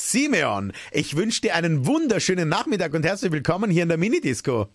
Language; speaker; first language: German; native; German